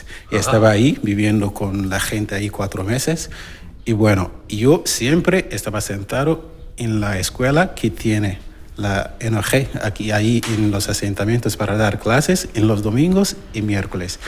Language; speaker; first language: Spanish; non-native, learner; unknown